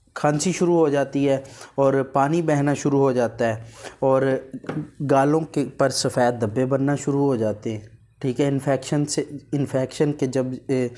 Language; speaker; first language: Urdu; native; Urdu